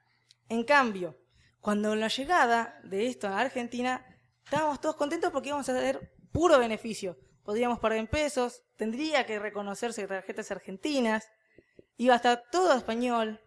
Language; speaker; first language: Spanish; native; Spanish